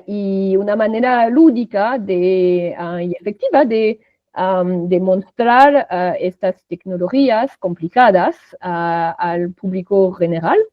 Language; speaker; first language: Spanish; non-native, fluent; French